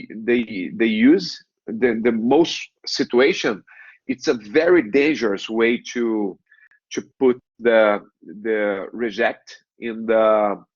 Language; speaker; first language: English; non-native, learner; Portuguese